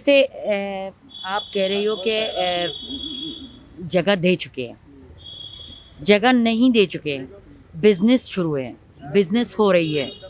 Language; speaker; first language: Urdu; non-native, learner; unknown